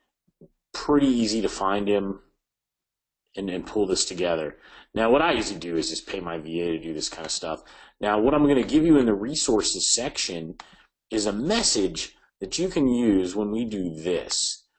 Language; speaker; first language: English; native; English